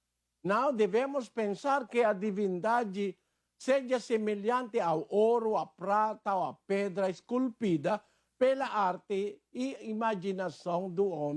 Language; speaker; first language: Portuguese; non-native, learner; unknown